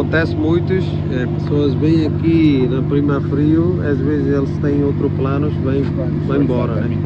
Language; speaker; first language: Portuguese; non-native, learner; Punjabi